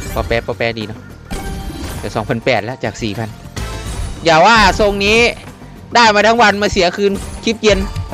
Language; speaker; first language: Thai; native; Thai